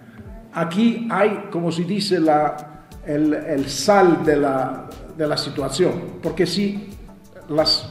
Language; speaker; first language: Spanish; non-native, fluent; Russian